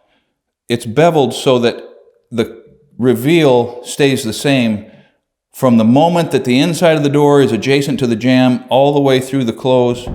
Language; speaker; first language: English; native; English